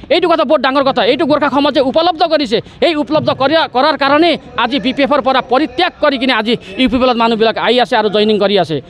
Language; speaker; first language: Assamese; non-native, local second language; Nepali